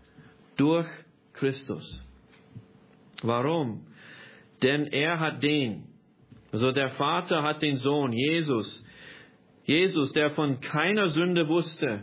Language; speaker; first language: German; non-native, fluent; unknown